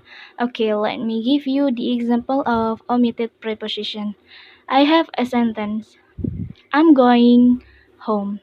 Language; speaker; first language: English; non-native, fluent; Indonesian